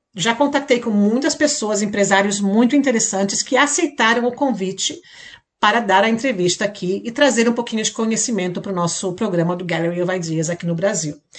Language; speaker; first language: Portuguese; native; Portuguese